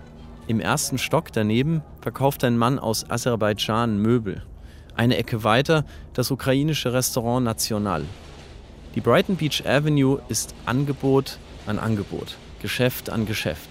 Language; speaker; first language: German; native; German